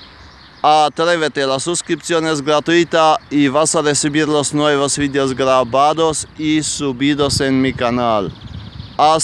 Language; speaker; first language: Spanish; non-native, fluent; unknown